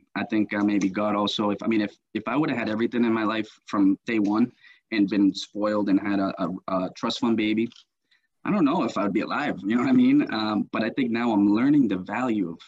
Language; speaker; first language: English; native; English